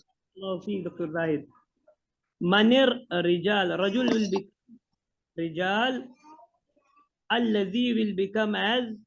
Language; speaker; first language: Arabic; non-native, fluent; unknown